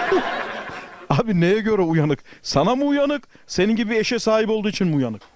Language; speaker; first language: Turkish; native; Turkish